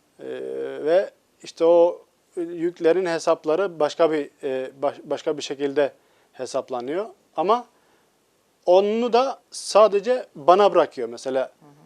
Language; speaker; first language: Turkish; non-native, fluent; Albanian